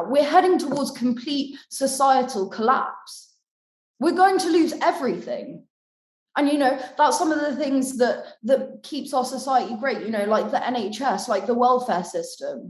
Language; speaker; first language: English; native; English